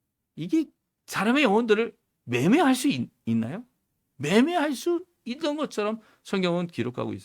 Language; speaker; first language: Korean; native; Korean